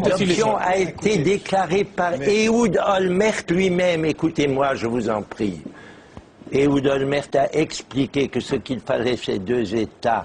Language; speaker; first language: French; native; French